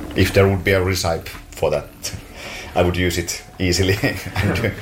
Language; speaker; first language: English; non-native, fluent; Finnish